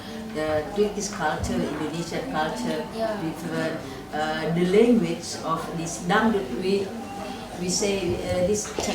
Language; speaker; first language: English; non-native, local second language; Indonesian